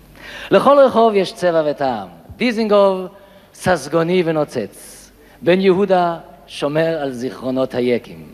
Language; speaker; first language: Hebrew; native; Hebrew